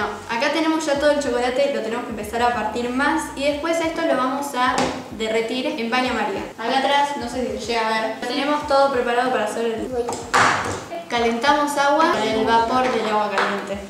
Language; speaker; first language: Spanish; native; Spanish